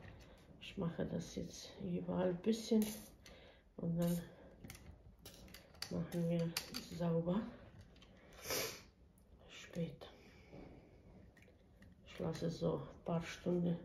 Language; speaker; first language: German; non-native, fluent; Bosnian